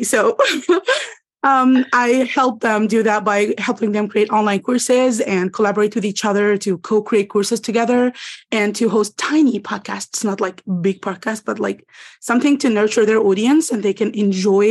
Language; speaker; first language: English; non-native, fluent; Arabic